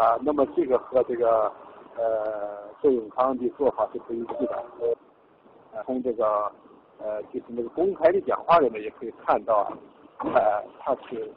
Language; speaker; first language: Chinese; native; Chinese